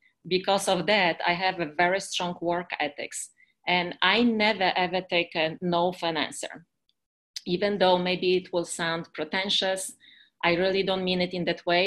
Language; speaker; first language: English; non-native, fluent; Polish